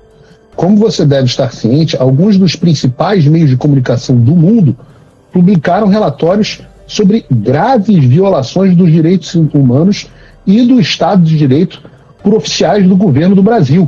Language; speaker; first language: Portuguese; native; Portuguese